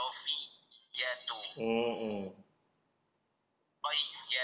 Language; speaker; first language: Arabic; non-native, learner; Indonesian